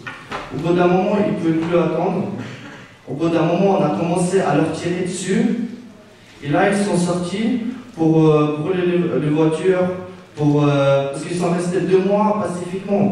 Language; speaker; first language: French; non-native, fluent; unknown